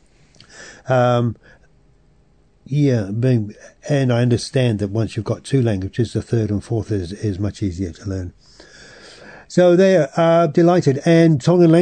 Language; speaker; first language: English; native; English